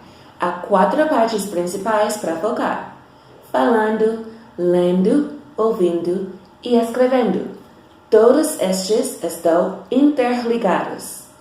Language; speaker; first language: Portuguese; non-native, fluent; English